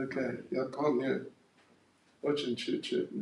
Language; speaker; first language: Russian; non-native, learner; English